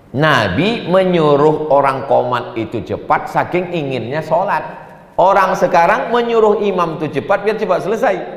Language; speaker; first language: Indonesian; native; Indonesian